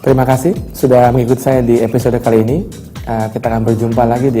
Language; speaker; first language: Indonesian; native; Indonesian